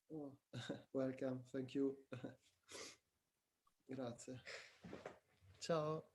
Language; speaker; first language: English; non-native, learner; Italian